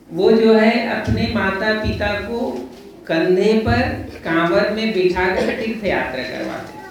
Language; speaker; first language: Hindi; native; Hindi